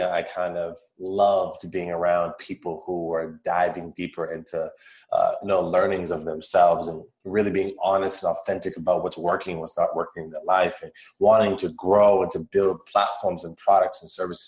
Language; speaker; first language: English; native; English